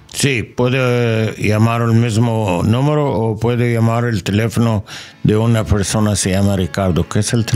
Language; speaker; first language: Spanish; non-native, learner; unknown